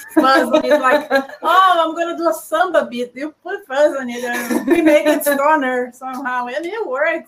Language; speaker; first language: English; non-native, fluent; Portuguese